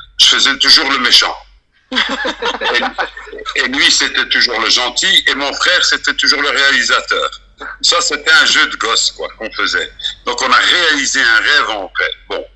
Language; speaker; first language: French; early bilingual, other home language; Arabic